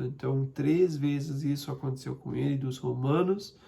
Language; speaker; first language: Portuguese; non-native, fluent; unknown